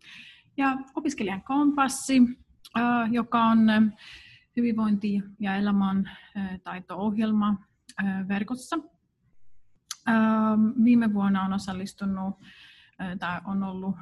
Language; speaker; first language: Finnish; non-native, fluent; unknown